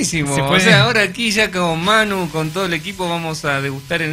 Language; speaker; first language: Spanish; native; Spanish